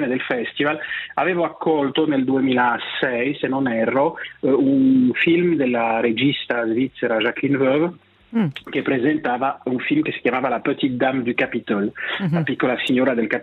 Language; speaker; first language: Italian; non-native, local second language; French